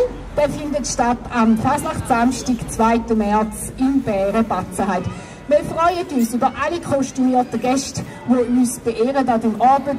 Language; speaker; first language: German; native; German